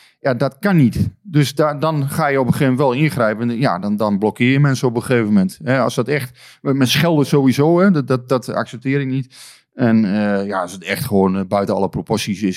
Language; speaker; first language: Dutch; native; Dutch